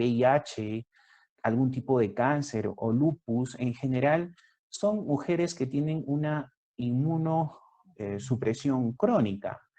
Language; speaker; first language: Spanish; native; Spanish